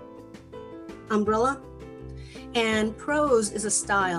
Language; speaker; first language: English; early bilingual, other home language; Spanish